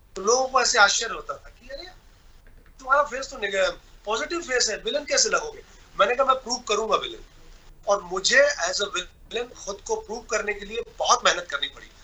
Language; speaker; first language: Hindi; non-native, local second language; Bhojpuri